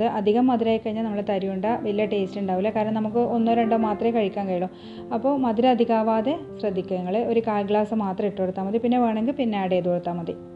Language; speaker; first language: Malayalam; native; Malayalam